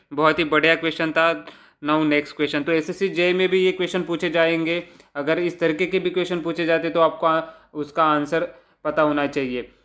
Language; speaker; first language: Hindi; non-native, local second language; Marathi